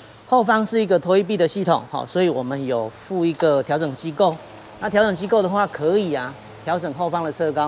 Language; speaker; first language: Chinese; native; Chinese